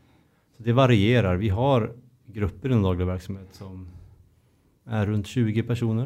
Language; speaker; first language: Swedish; native; Swedish